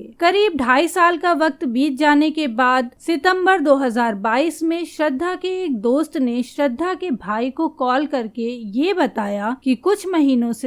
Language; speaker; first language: Hindi; native; Hindi